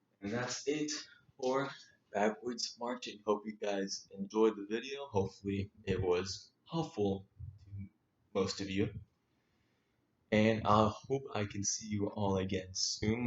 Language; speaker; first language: English; native; English